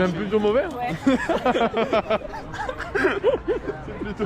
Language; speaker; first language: French; native; French